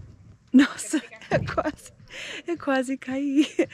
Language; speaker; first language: Portuguese; non-native, learner; English